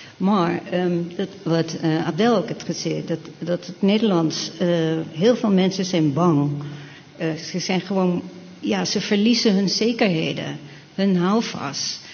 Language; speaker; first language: Dutch; native; Dutch